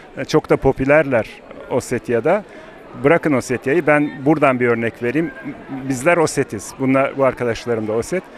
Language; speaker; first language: Turkish; non-native, fluent; Ossetic